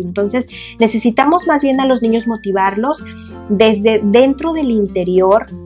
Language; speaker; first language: Spanish; native; Spanish